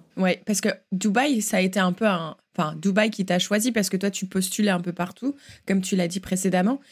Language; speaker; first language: French; native; French